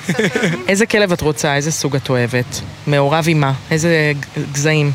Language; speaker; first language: Hebrew; native; Hebrew